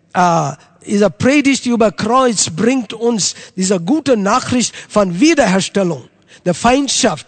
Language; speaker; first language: German; non-native, fluent; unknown